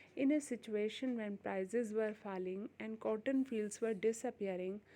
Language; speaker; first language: English; non-native, local second language; Hindi